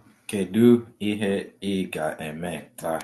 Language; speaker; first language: Igbo; non-native, learner; English